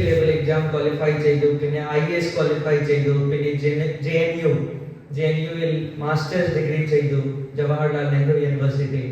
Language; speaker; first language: Malayalam; non-native, learner; Hindi